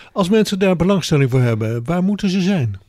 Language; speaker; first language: Dutch; native; Dutch